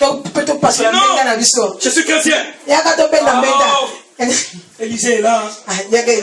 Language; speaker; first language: French; non-native, local second language; Lingala